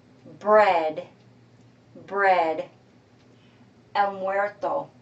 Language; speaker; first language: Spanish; non-native, fluent; English